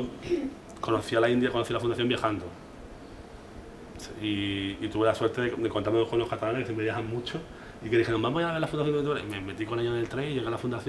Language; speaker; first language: Spanish; native; Spanish